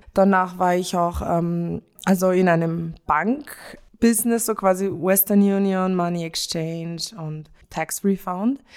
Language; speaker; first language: German; early bilingual, other home language; Romanian